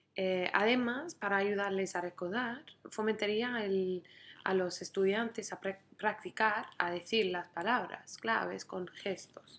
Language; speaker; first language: Spanish; non-native, fluent; English